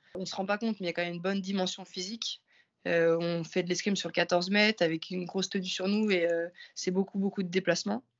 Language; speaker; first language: French; native; French